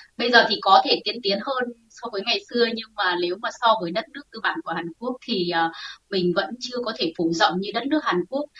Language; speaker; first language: Vietnamese; native; Vietnamese